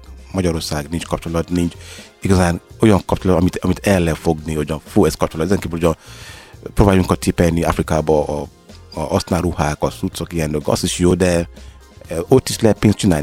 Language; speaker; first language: Hungarian; non-native, learner; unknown